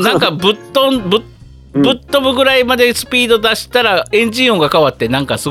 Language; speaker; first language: Japanese; native; Japanese